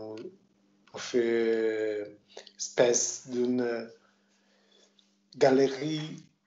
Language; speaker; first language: French; non-native, local second language; Portuguese